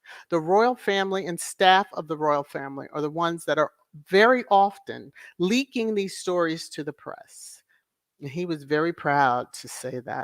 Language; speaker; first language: English; native; English